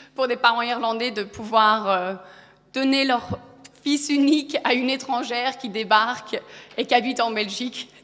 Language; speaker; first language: French; early bilingual, other home language; Polish